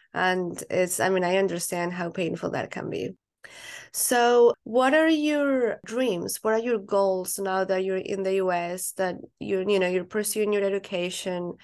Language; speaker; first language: English; non-native, fluent; Spanish